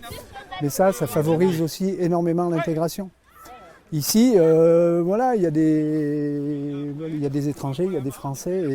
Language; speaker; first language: French; native; French